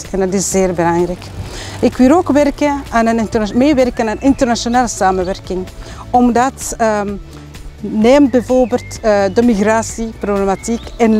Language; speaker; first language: Dutch; non-native, fluent; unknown